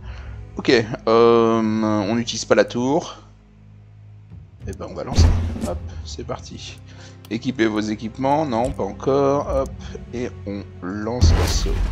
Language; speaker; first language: French; native; French